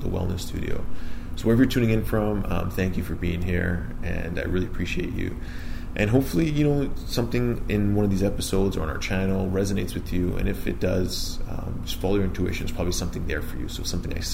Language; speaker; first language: English; native; English